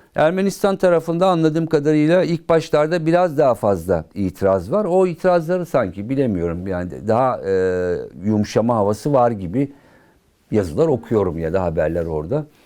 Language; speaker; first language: Turkish; native; Turkish